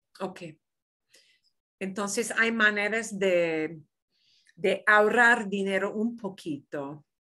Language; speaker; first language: Spanish; non-native, fluent; English